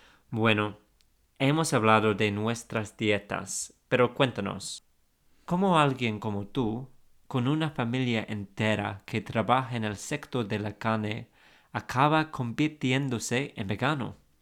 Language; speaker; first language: Spanish; non-native, fluent; English